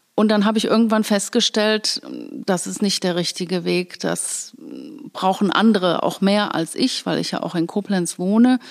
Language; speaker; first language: German; native; German